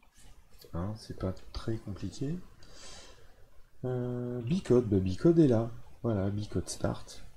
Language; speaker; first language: French; native; French